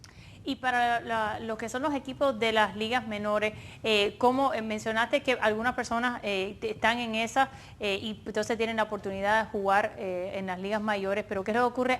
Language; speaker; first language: Spanish; early bilingual, other home language; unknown